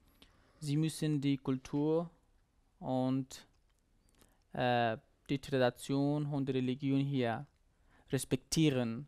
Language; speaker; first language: German; non-native, learner; Persian